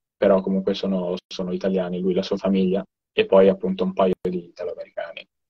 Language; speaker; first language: Italian; native; Italian